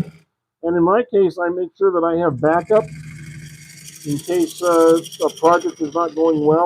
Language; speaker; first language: English; native; English